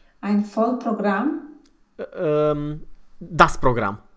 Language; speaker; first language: German; non-native, fluent; Romanian